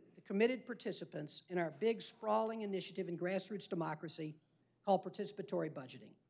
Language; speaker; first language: English; native; English